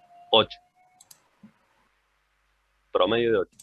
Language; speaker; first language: Spanish; native; Spanish